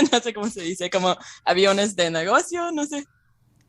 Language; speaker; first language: Spanish; non-native, fluent; English